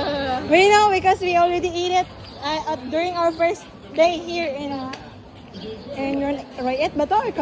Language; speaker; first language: English; non-native, local second language; Cebuano